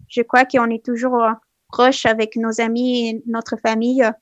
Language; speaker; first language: French; non-native, fluent; Italian